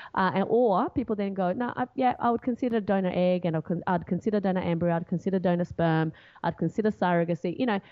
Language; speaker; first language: English; non-native, fluent; Portuguese